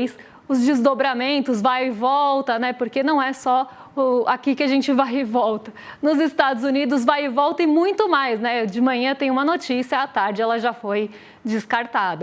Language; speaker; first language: Portuguese; native; Portuguese